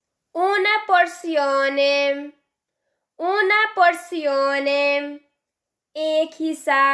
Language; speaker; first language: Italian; non-native, fluent; Urdu